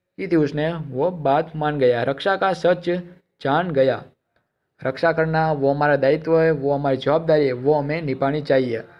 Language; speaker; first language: Hindi; non-native, local second language; Gujarati